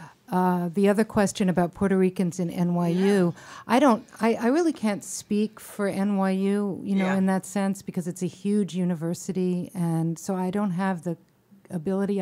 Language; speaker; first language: English; native; English